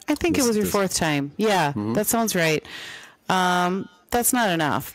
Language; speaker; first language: English; native; English